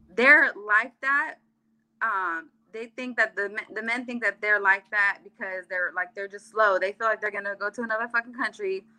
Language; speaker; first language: English; early bilingual, other home language; Arabic